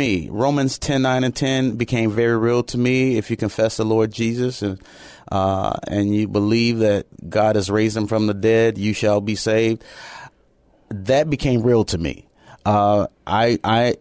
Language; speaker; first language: English; native; English